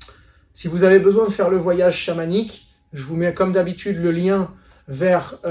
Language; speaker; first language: French; native; French